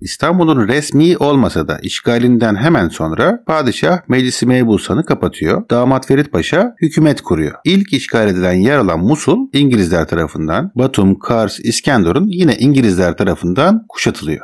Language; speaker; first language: Turkish; native; Turkish